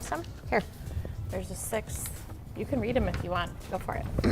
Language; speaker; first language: English; native; English